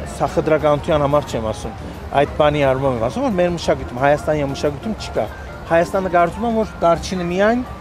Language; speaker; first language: Armenian; early bilingual, heritage; Armenian